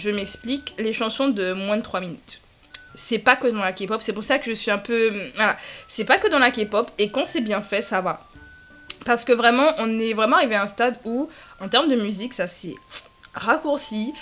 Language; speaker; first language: French; native; French